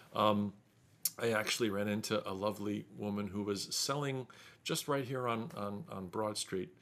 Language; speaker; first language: English; early bilingual, other home language; Ukrainian